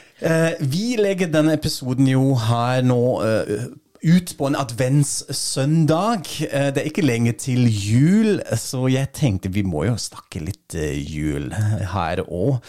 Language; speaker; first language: Norwegian; non-native, fluent; German